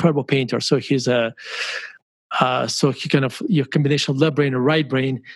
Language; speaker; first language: English; non-native, fluent; Russian